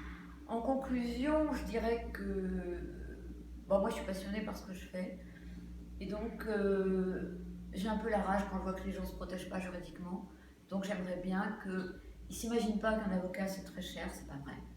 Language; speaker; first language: French; native; French